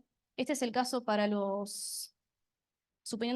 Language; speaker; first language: Spanish; native; Spanish